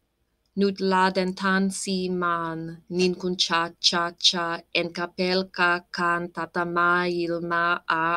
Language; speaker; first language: Finnish; non-native, learner; English